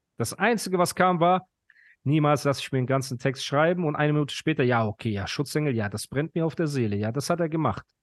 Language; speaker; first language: German; early bilingual, other home language; Persian